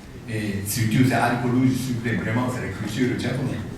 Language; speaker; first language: French; non-native, fluent; Japanese